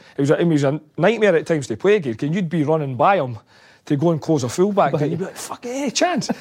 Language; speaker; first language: English; native; English